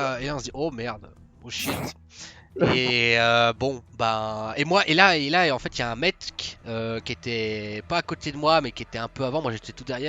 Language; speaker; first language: French; native; French